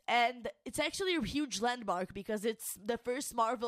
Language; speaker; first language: English; non-native, fluent; Portuguese